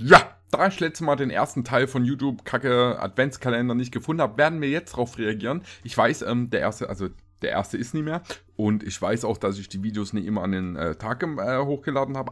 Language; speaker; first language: German; native; German